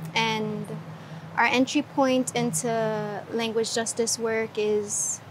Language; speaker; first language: English; early bilingual, other home language; Spanish